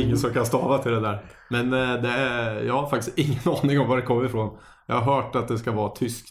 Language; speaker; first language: Swedish; native; Swedish